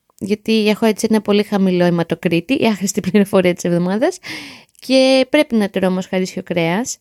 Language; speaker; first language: Greek; native; Greek